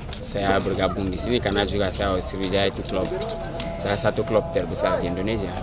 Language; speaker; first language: Indonesian; non-native, fluent; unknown